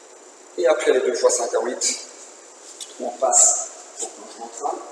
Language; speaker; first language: French; native; French